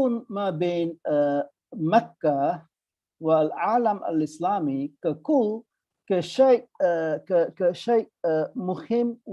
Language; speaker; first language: Arabic; non-native, fluent; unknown